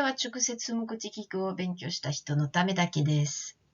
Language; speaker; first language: Japanese; non-native, fluent; French